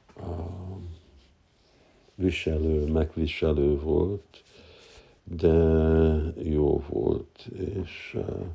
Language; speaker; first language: Hungarian; early bilingual, heritage; Hungarian